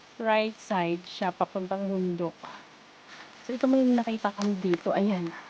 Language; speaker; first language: Filipino; non-native, local second language; Waray